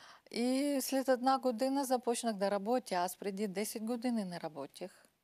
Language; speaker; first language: Bulgarian; non-native, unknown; Russian